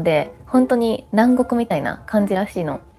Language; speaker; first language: Japanese; native; Japanese